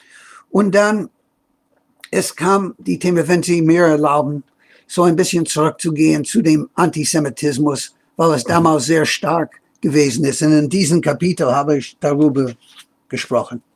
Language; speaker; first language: German; non-native, fluent; English